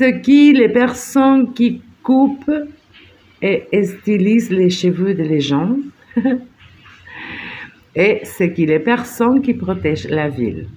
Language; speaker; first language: French; non-native, fluent; Spanish